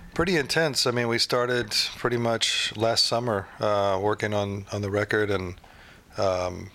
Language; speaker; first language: English; native; English